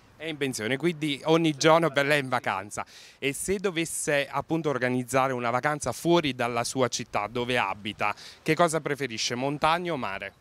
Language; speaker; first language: Italian; native; Italian